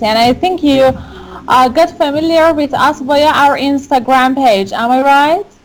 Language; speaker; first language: English; non-native, fluent; Persian